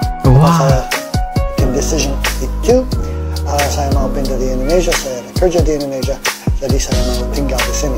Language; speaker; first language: Indonesian; non-native, learner; English